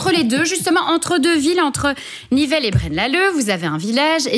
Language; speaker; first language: French; native; French